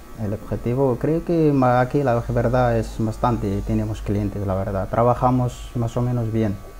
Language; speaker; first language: Spanish; non-native, learner; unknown